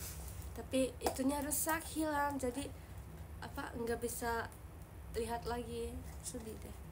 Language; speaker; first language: Indonesian; non-native, learner; Japanese